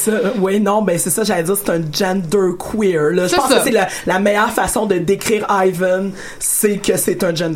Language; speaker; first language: French; native; French